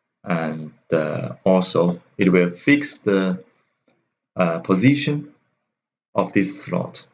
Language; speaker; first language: English; non-native, fluent; Chinese